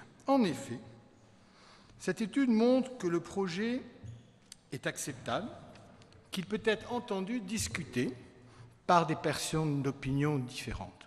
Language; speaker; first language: French; native; French